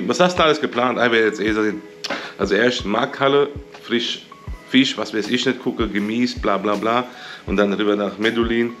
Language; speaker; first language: German; native; German